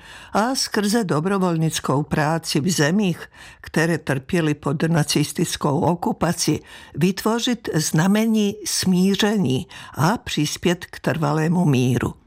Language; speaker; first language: Czech; non-native, fluent; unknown